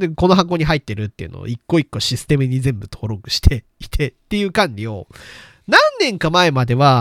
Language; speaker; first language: Japanese; native; Japanese